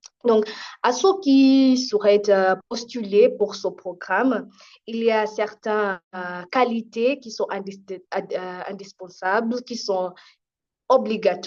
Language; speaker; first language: French; non-native, fluent; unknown